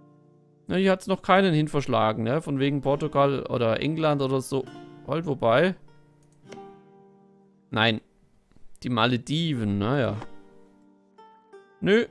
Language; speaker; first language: German; native; German